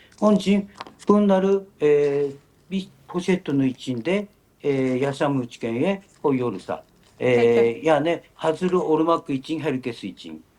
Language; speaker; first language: Turkish; non-native, learner; Japanese